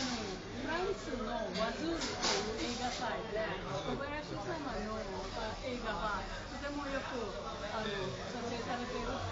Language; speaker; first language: Japanese; non-native, fluent; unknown